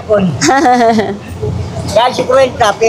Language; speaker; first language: Filipino; native; Filipino